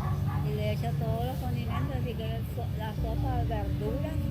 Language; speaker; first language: Spanish; native; Spanish